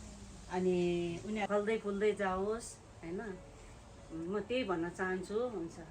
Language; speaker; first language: Nepali; non-native, local second language; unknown